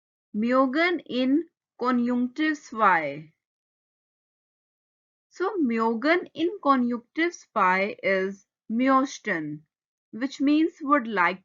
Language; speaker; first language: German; non-native, fluent; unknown